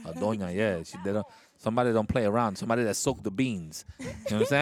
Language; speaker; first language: English; early bilingual, other home language; Spanish